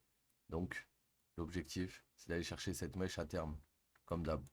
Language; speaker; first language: French; native; French